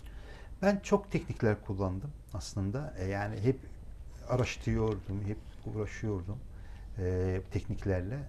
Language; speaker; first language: Turkish; non-native, local second language; Azerbaijani